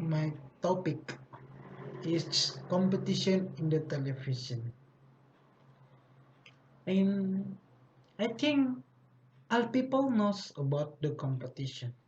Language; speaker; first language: English; non-native, learner; Indonesian